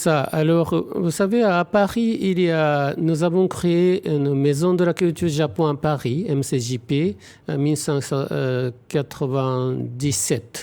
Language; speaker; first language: French; non-native, fluent; Japanese